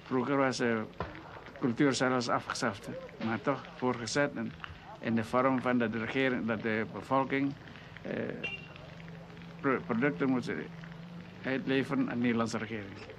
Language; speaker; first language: Dutch; non-native, local second language; Indonesian